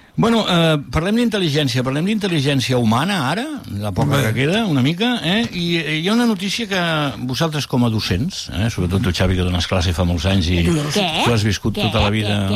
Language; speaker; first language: Catalan; non-native, local second language; Spanish